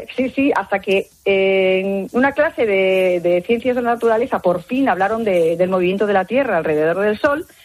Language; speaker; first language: Spanish; native; Spanish